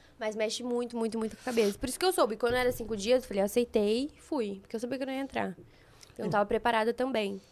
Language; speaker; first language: Portuguese; native; Portuguese